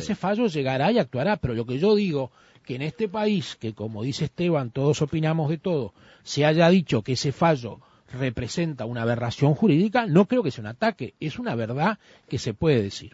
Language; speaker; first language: Spanish; native; Spanish